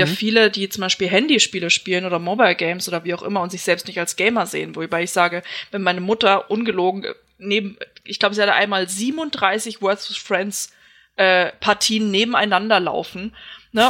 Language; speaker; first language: German; native; German